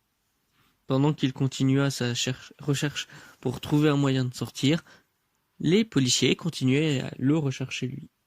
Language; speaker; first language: French; native; French